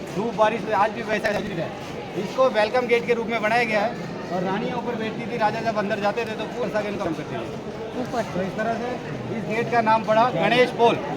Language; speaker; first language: Hindi; native; Hindi